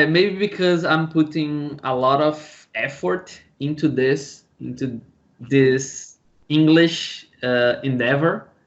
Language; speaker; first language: English; non-native, learner; Portuguese